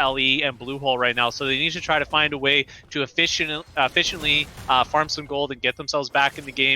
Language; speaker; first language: English; native; English